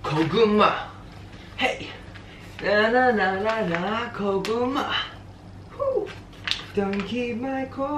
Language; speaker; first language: Korean; non-native, fluent; Thai